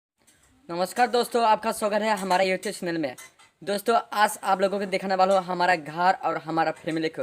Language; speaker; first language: Hindi; non-native, local second language; Bodo